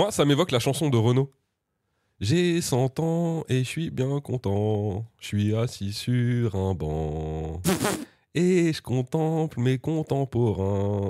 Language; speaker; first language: French; native; French